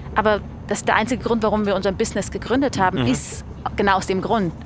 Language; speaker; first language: German; early bilingual, other home language; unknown